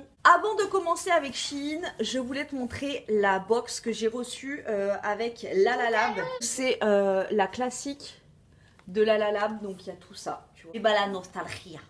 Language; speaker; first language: French; native; French